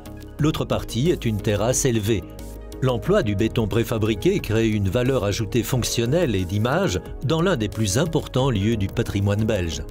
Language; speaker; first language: French; native; French